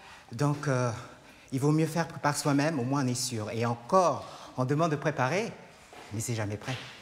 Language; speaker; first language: French; native; French